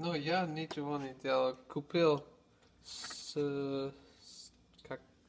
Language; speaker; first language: Russian; non-native, learner; English